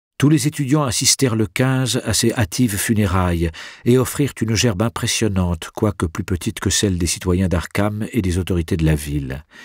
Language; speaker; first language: French; native; French